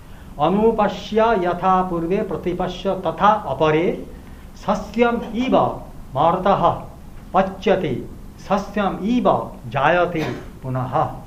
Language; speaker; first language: Japanese; non-native, learner; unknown